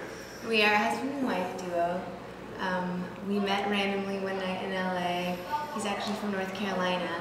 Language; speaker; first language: English; native; English